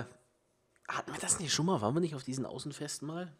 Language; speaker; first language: German; native; German